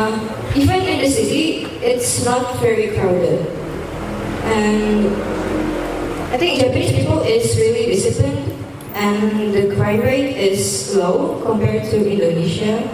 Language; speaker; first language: English; non-native, fluent; Indonesian